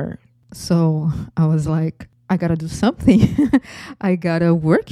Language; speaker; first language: English; non-native, fluent; Portuguese